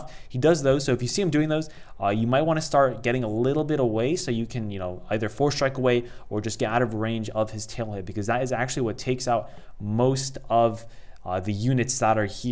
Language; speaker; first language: English; native; English